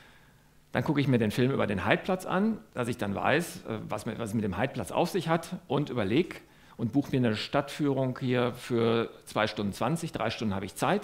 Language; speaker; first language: German; native; German